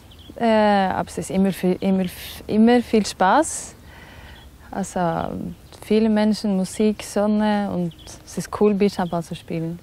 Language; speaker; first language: German; non-native, fluent; Norwegian